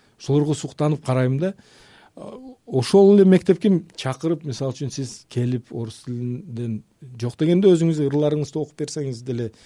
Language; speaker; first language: Kyrgyz; non-native, local second language; Uzbek